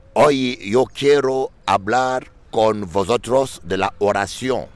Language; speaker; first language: Spanish; non-native, learner; French